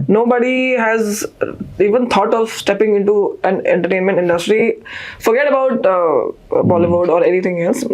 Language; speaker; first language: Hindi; non-native, local second language; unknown